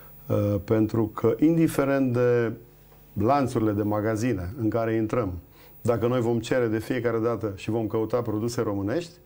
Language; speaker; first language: Romanian; native; Romanian